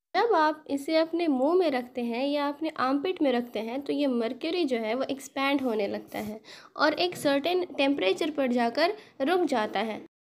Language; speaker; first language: Hindi; native; Hindi